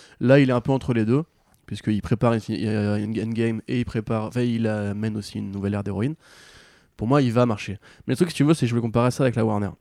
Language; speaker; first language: French; native; French